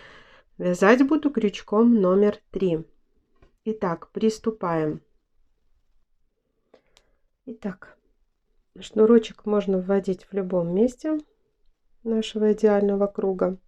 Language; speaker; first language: Russian; native; Russian